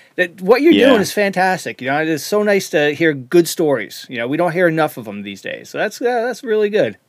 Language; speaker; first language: English; native; English